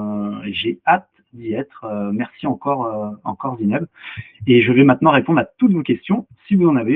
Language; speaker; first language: French; native; French